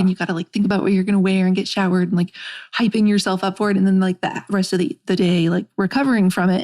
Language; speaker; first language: English; native; English